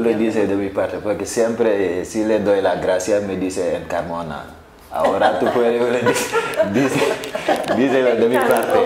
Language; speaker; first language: Spanish; non-native, learner; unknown